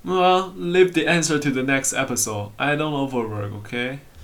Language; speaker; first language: English; non-native, fluent; Chinese